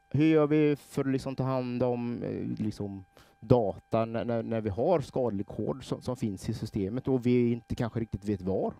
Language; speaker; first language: Swedish; native; Swedish